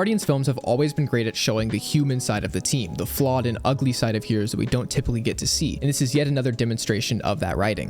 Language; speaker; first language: English; native; English